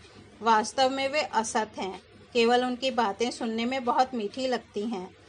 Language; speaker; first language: Hindi; native; Hindi